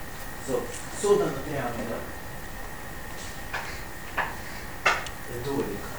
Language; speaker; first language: Swedish; non-native, fluent; Russian